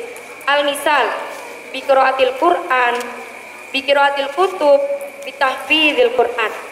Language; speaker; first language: Arabic; non-native, learner; Indonesian